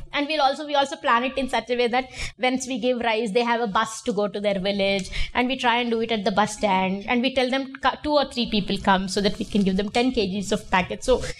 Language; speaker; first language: English; non-native, local second language; Telugu